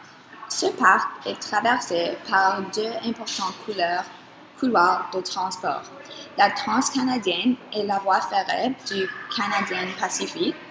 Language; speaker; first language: French; non-native, learner; English